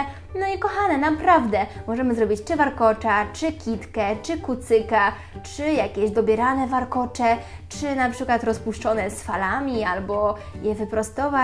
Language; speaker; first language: Polish; native; Polish